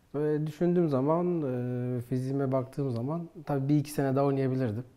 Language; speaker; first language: Turkish; native; Turkish